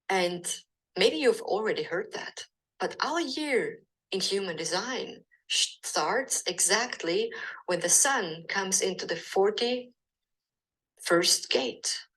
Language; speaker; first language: English; non-native, fluent; German